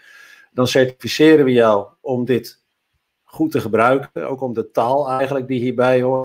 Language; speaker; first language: Dutch; native; Dutch